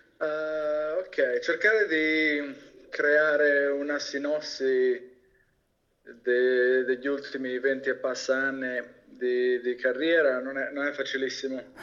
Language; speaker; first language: Italian; native; Italian